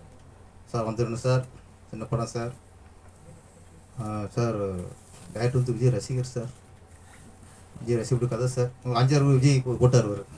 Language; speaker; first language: Tamil; native; Tamil